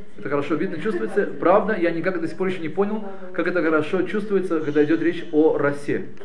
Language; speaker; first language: Russian; early bilingual, heritage; Russian